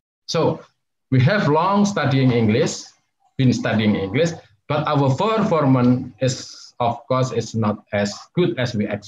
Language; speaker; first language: English; non-native, fluent; Javanese